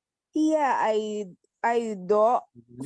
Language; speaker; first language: Arabic; non-native, learner; Indonesian